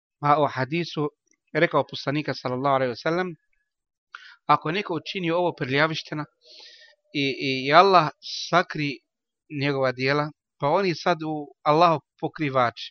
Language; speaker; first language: Bosnian; non-native, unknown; Arabic